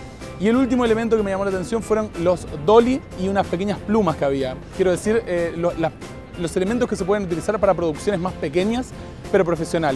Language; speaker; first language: Spanish; native; Spanish